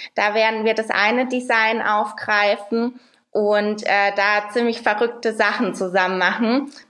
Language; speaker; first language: German; native; German